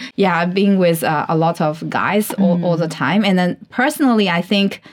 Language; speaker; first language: English; non-native, fluent; Chinese